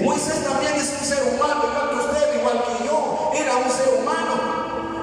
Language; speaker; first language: Spanish; native; Spanish